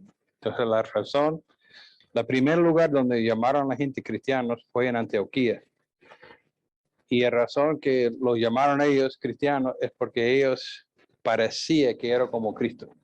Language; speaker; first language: Spanish; non-native, fluent; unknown